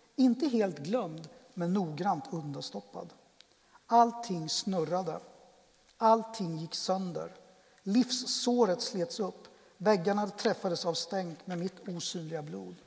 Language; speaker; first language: Swedish; native; Swedish